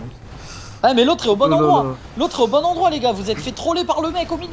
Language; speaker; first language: French; native; French